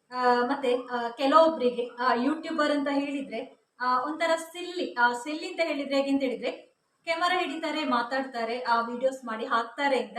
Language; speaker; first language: Kannada; non-native, local second language; Tulu